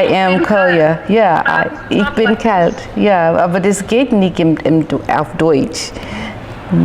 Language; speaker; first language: German; non-native, learner; English